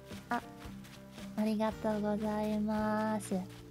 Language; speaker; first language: English; early bilingual, other home language; Japanese